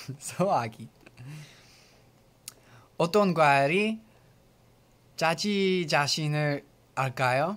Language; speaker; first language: Korean; non-native, learner; English